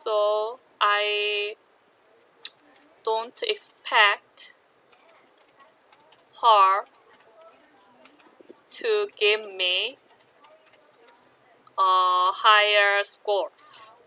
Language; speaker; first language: English; non-native, learner; Korean